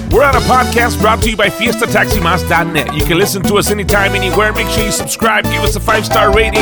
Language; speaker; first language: English; early bilingual, other home language; Spanish